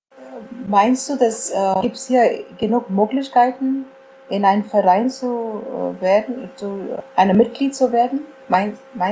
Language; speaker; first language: German; non-native, fluent; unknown